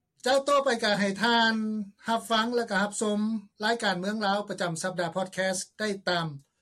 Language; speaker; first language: Lao; native; Lao